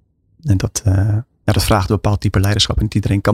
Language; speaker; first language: Dutch; native; Dutch